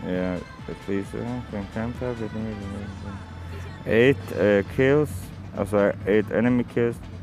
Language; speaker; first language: English; non-native, learner; German